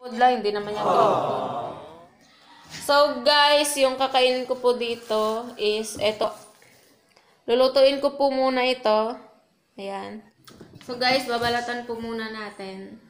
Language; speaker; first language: Filipino; non-native, local second language; Iloko